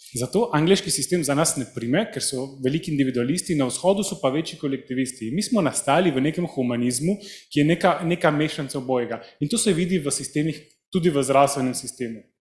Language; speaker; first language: Slovenian; early bilingual, heritage; Slovenian